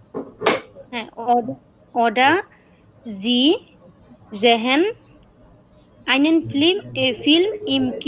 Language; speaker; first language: German; non-native, learner; Bangla